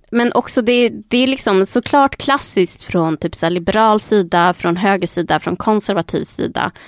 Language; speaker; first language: Swedish; early bilingual, other home language; Spanish